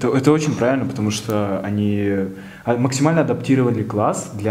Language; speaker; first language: Russian; native; Russian